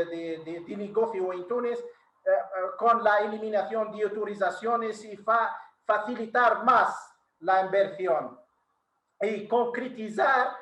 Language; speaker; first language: Spanish; non-native, fluent; Arabic